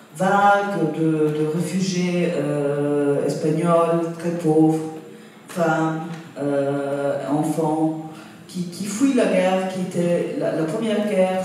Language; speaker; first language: French; non-native, fluent; Italian